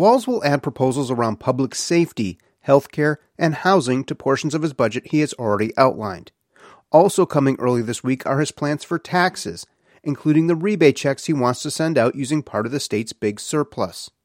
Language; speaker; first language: English; native; English